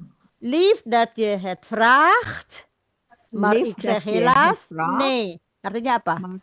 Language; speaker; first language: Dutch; non-native, fluent; Indonesian